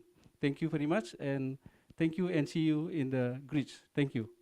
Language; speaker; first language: English; non-native, learner; Indonesian